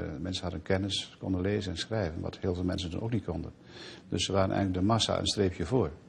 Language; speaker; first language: Dutch; native; Dutch